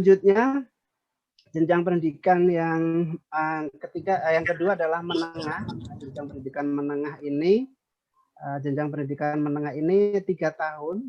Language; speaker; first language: Indonesian; native; Indonesian